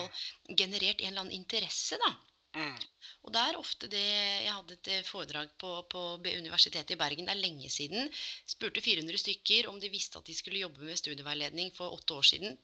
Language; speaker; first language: Norwegian; native; Norwegian